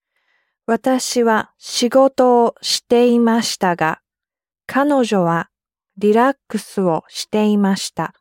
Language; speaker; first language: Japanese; non-native, learner; English